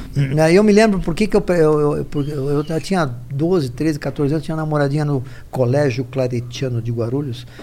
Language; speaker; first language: Portuguese; native; Portuguese